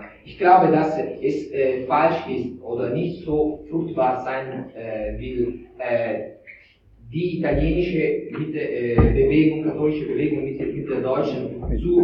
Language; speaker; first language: German; non-native, fluent; Italian